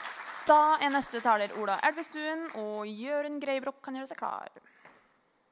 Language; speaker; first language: Norwegian; native; Norwegian